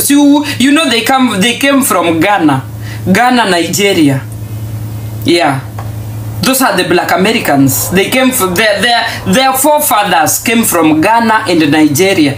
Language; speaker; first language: English; non-native, local second language; Luo (Kenya and Tanzania)